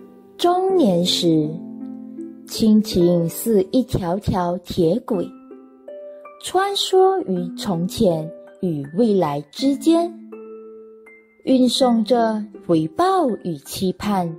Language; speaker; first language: Chinese; native; Chinese